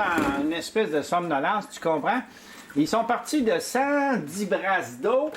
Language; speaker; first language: French; native; French